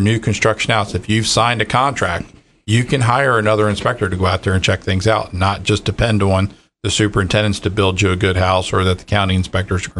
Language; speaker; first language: English; native; English